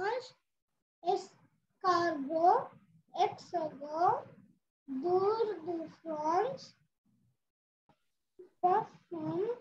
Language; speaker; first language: French; non-native, learner; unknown